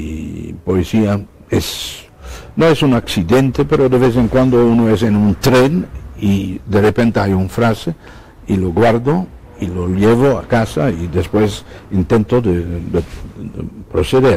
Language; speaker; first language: Spanish; non-native, fluent; Dutch